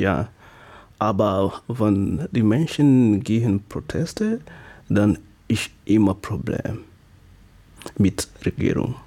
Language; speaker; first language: German; non-native, learner; Swahili